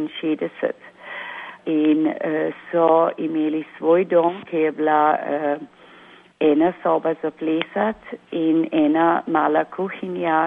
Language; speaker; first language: Slovenian; early bilingual, heritage; Slovenian